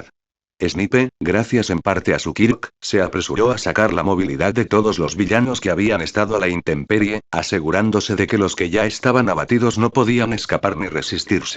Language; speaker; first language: Spanish; native; Spanish